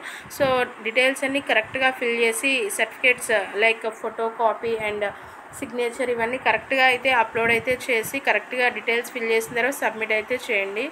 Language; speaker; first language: Telugu; native; Telugu